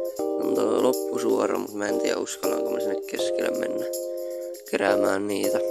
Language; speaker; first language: Finnish; native; Finnish